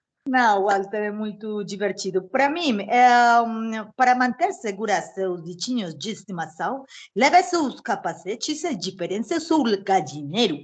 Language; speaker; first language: Portuguese; non-native, fluent; Spanish